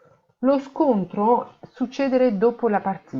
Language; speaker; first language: Italian; non-native, fluent; French